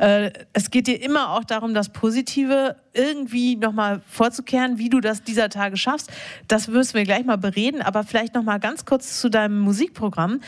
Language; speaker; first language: German; native; German